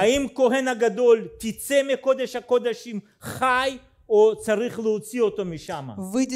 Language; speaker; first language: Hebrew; non-native, learner; Russian